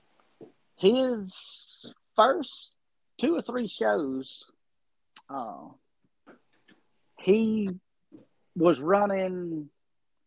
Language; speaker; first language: English; native; English